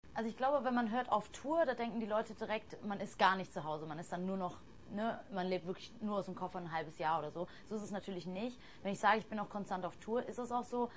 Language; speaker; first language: German; early bilingual, other home language; English